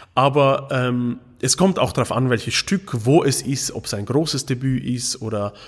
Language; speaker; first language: German; native; German